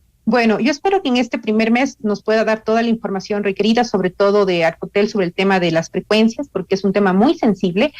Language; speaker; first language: Spanish; native; Spanish